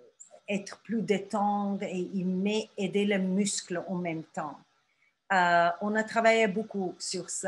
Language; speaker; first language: French; non-native, fluent; Turkish